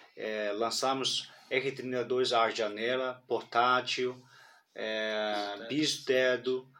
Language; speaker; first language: Portuguese; non-native, fluent; Chinese